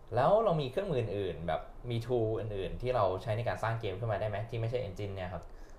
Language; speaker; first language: Thai; native; Thai